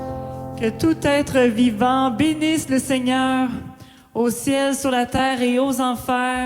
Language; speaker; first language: French; native; French